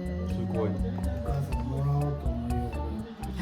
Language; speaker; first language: Japanese; native; Japanese